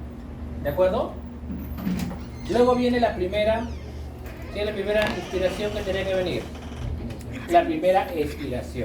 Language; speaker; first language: Spanish; native; Spanish